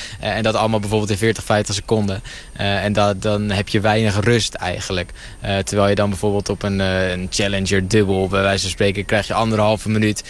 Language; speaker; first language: Dutch; native; Dutch